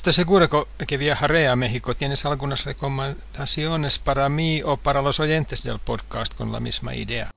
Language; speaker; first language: Spanish; non-native, fluent; Finnish